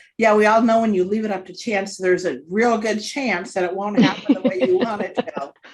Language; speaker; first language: English; native; English